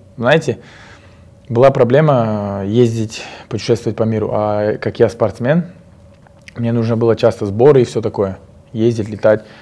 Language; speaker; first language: Russian; non-native, local second language; Uzbek